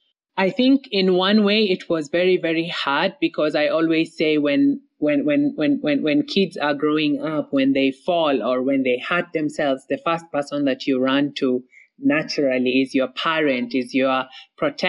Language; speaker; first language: English; non-native, local second language; Somali